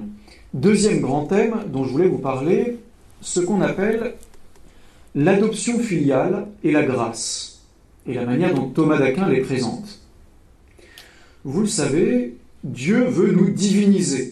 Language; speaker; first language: French; native; French